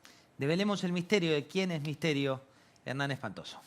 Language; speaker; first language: Spanish; native; Spanish